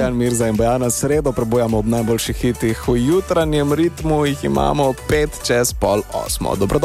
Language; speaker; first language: Slovenian; native; Slovenian